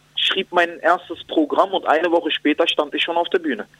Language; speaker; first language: German; native; German